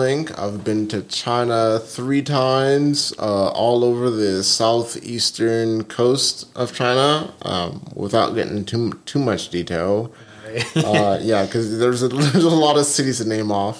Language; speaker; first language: English; native; English